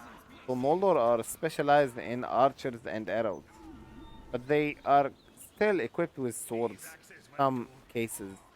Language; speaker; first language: English; non-native, fluent; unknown